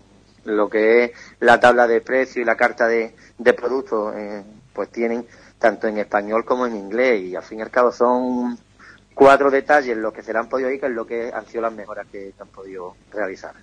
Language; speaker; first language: Spanish; native; Spanish